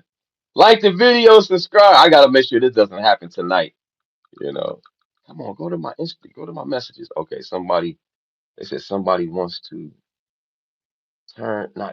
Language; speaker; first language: English; native; English